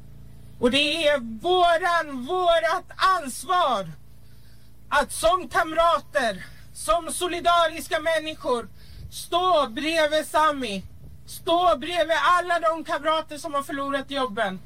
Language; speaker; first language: Swedish; early bilingual, other home language; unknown